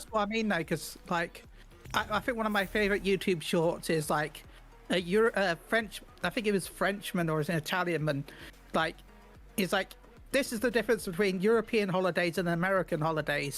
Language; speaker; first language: English; non-native, fluent; Spanish